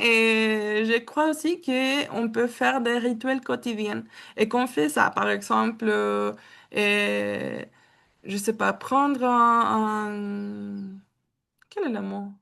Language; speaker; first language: French; non-native, learner; Spanish